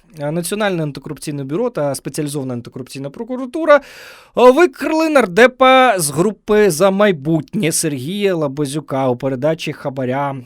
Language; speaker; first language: Ukrainian; native; Ukrainian